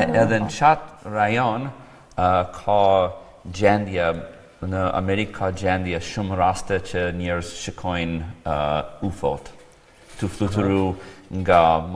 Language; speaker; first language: Albanian; non-native, fluent; English